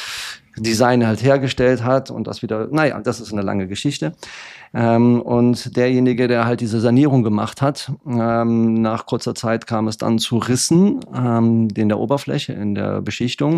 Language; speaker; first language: German; native; German